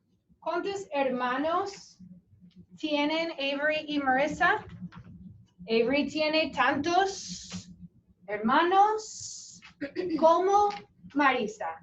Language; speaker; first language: Spanish; non-native, fluent; English